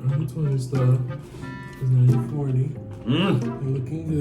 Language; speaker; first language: English; native; English